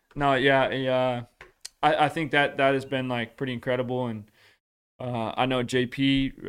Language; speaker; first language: English; native; English